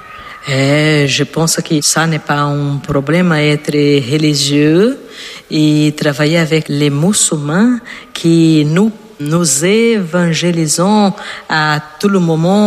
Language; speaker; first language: French; non-native, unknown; Portuguese